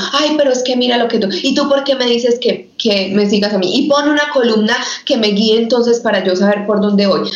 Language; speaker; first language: Spanish; native; Spanish